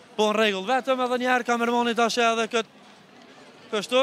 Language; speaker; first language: Albanian; native; Albanian